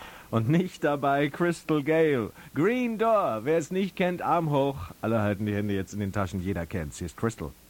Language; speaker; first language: German; native; German